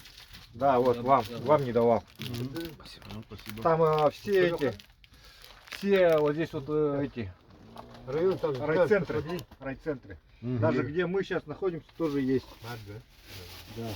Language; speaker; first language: Russian; native; Russian